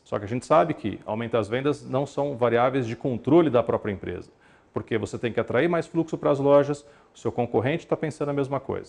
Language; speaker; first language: Portuguese; native; Portuguese